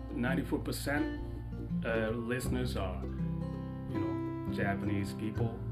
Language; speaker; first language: English; non-native, fluent; Japanese